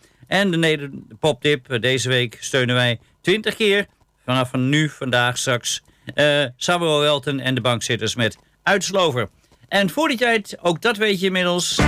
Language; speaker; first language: Dutch; native; Dutch